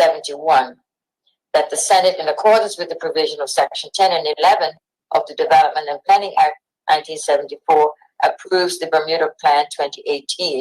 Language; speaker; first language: English; native; English